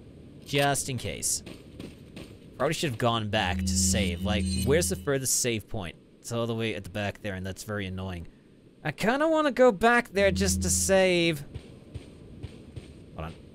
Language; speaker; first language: English; native; English